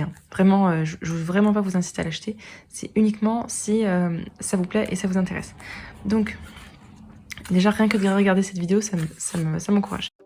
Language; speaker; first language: French; native; French